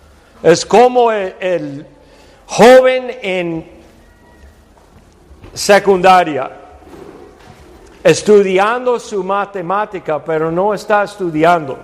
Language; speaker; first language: Spanish; non-native, fluent; English